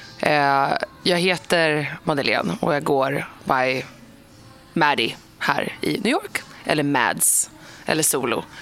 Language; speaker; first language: Swedish; native; Swedish